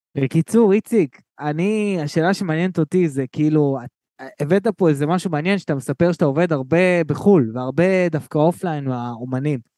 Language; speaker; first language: Hebrew; native; Hebrew